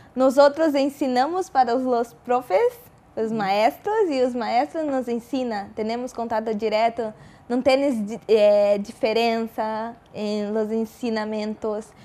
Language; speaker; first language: Spanish; non-native, learner; Portuguese